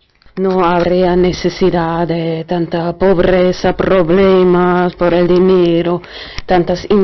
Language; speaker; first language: Spanish; non-native, fluent; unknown